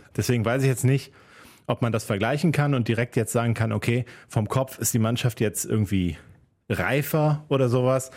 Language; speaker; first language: German; native; German